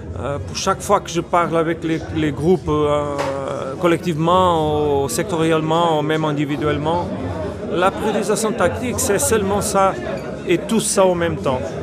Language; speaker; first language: French; non-native, fluent; Portuguese